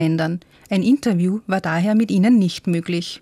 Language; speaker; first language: German; native; German